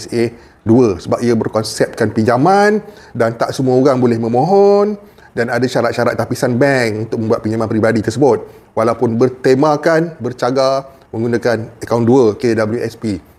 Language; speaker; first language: Malay; native; Malay